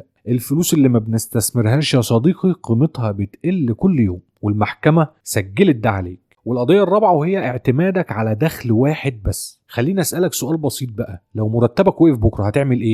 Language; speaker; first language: Arabic; native; Arabic